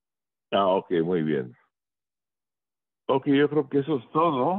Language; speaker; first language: Spanish; early bilingual, heritage; Spanish